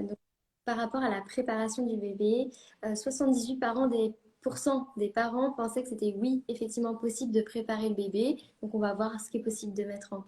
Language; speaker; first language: French; native; French